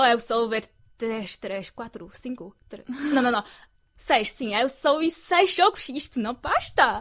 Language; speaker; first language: Portuguese; non-native, fluent; Chinese